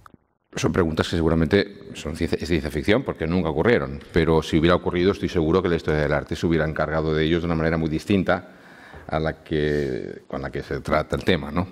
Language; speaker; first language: Spanish; native; Spanish